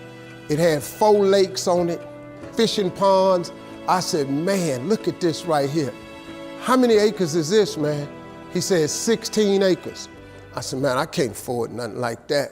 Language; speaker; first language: English; native; English